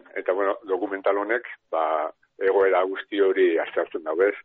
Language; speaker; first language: Basque; native; Basque